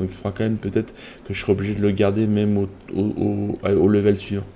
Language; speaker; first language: French; native; French